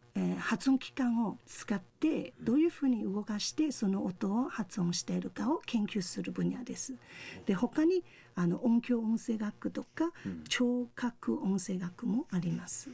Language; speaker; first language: Japanese; non-native, fluent; Cantonese